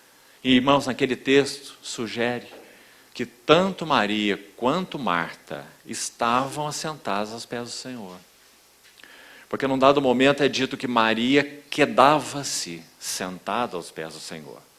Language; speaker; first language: Portuguese; native; Portuguese